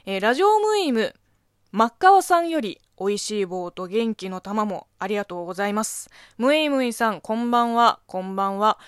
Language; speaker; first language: Japanese; non-native, fluent; Chinese